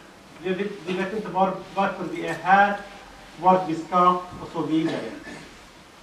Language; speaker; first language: Swedish; non-native, fluent; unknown